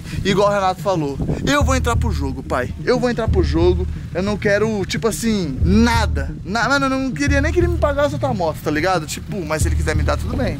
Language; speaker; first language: Portuguese; native; Portuguese